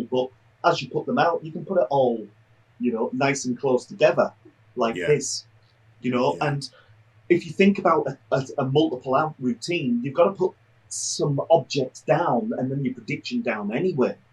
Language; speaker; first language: English; native; English